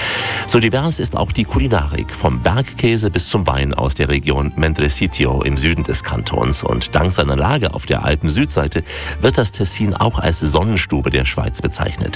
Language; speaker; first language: German; native; German